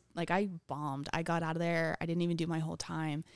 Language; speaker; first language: English; native; English